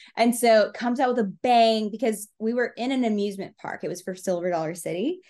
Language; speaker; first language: English; native; English